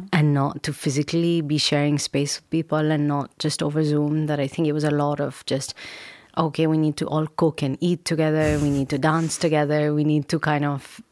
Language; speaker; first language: English; non-native, local second language; Urdu